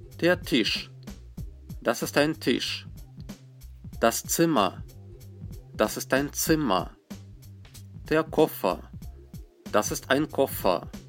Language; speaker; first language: German; non-native, fluent; Russian